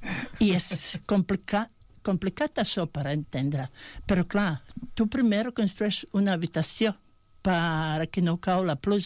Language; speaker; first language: Catalan; non-native, fluent; Bosnian